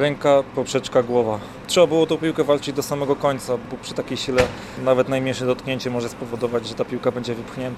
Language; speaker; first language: Polish; native; Polish